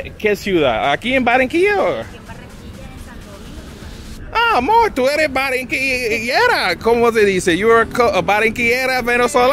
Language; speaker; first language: Spanish; non-native, learner; English